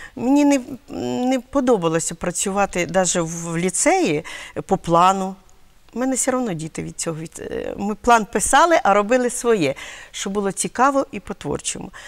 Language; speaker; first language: Ukrainian; native; Ukrainian